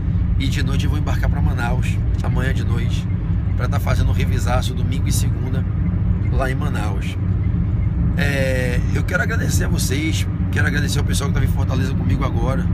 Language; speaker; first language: Portuguese; native; Portuguese